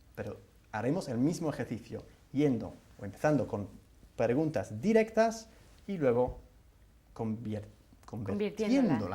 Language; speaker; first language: Spanish; non-native, fluent; English